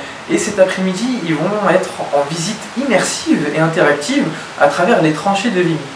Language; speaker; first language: French; native; French